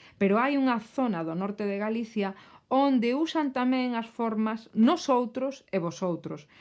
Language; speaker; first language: Galician; native; Galician